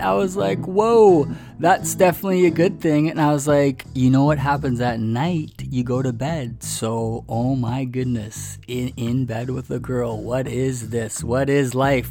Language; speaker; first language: English; native; English